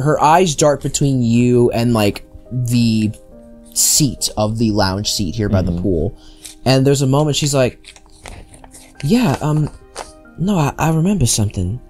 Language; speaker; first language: English; native; English